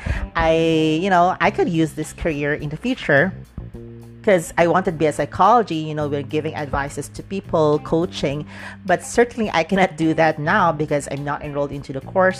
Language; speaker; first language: English; non-native, local second language; Cebuano